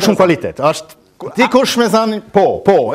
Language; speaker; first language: Albanian; non-native, learner; German